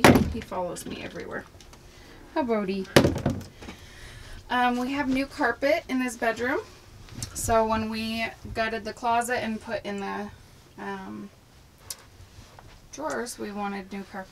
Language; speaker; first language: English; native; English